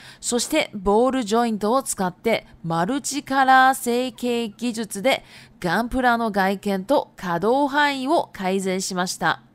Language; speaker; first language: Japanese; non-native, fluent; Chinese